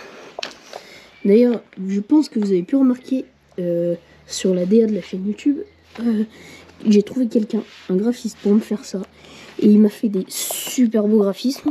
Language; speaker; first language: French; native; French